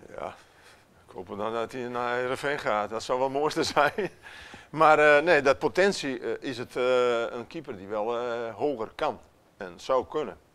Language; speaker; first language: Dutch; non-native, fluent; Italian